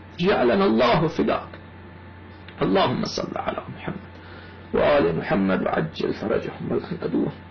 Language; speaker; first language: Arabic; non-native, fluent; Persian